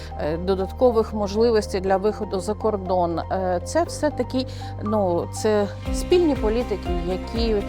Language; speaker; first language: Ukrainian; native; Ukrainian